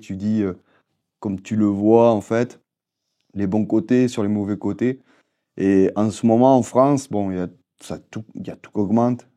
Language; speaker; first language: French; native; French